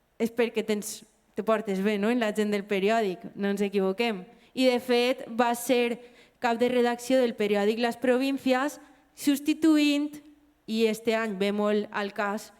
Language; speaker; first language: Catalan; native; Catalan